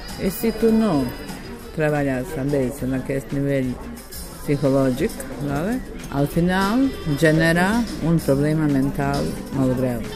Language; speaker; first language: Catalan; non-native, fluent; Bosnian